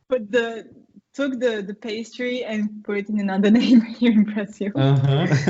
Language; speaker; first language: English; non-native, fluent; French